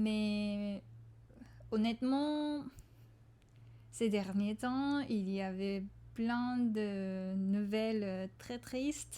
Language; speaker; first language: French; non-native, fluent; Japanese